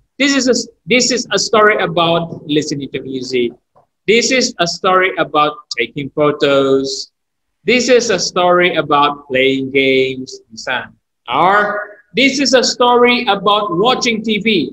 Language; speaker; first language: English; non-native, fluent; Indonesian